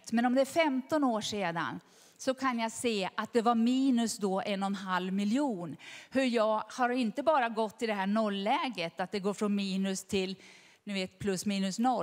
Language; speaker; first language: Swedish; native; Swedish